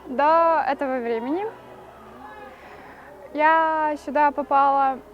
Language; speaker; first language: Russian; non-native, local second language; Tajik